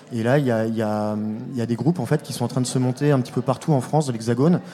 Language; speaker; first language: French; native; French